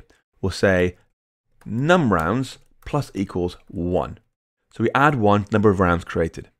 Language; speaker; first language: English; native; English